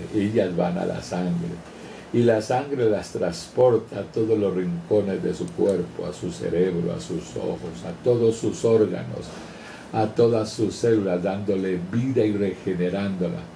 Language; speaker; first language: Spanish; native; Spanish